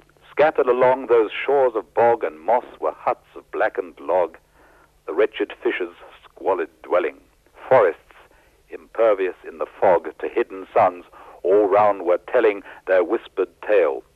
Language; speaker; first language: English; native; English